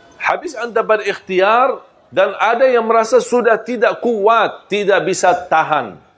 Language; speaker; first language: Malay; non-native, fluent; Arabic